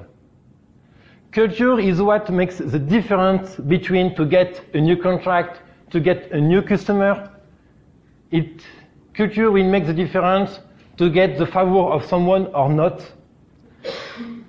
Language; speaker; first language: English; non-native, learner; French